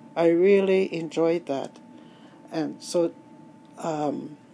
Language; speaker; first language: English; native; English